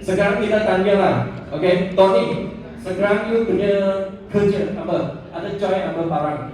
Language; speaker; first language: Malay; non-native, local second language; Chinese